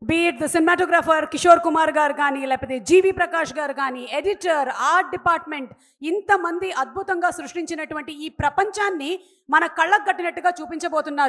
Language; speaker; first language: Telugu; native; Telugu